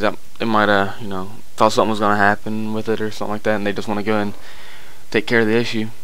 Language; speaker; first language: English; native; English